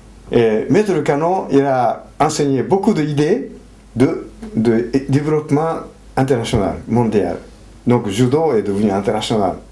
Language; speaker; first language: French; non-native, fluent; Japanese